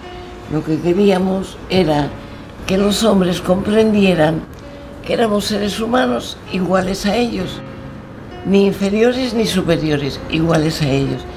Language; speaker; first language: Spanish; native; Spanish